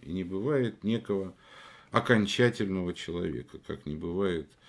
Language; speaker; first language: Russian; native; Russian